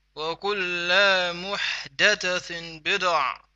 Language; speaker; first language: Arabic; non-native, fluent; English